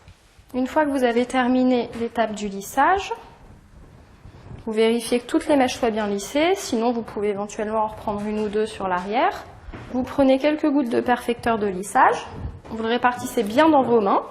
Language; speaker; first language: French; native; French